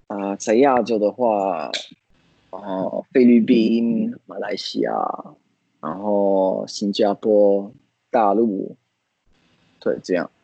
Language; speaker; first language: Chinese; non-native, fluent; Italian